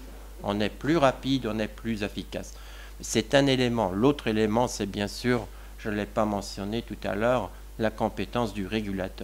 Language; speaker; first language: French; non-native, local second language; Luxembourgish